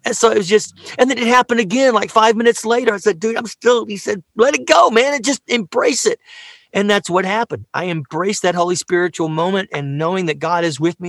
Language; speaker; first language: English; native; English